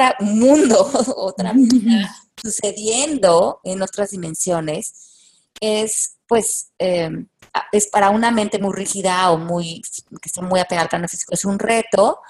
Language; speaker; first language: Spanish; native; Spanish